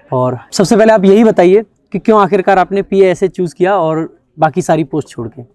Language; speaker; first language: Hindi; native; Hindi